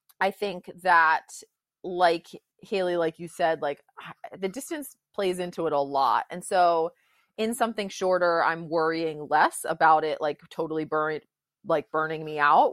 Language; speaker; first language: English; native; English